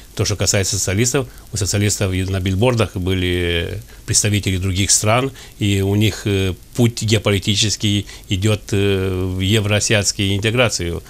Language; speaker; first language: Russian; non-native, fluent; Romanian